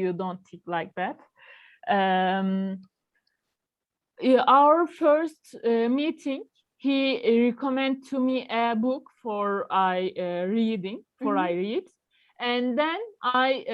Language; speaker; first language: English; non-native, learner; Turkish